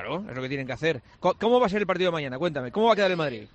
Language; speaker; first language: Spanish; native; Spanish